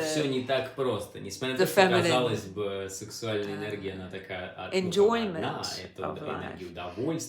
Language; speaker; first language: Russian; native; Russian